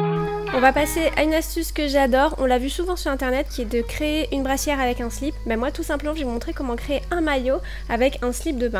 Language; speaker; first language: French; native; French